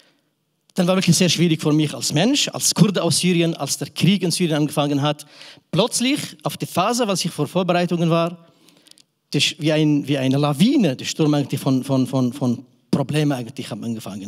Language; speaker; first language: German; non-native, fluent; Kurdish